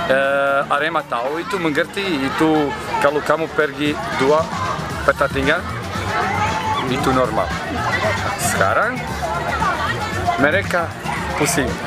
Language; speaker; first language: Indonesian; non-native, learner; Serbian